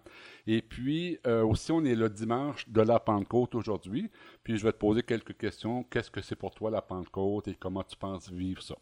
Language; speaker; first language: French; native; French